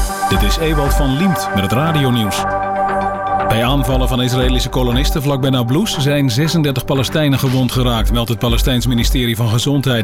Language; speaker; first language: Dutch; native; Dutch